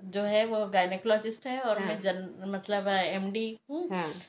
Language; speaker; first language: Hindi; native; Hindi